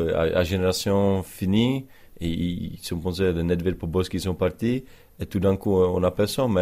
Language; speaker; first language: French; non-native, learner; Czech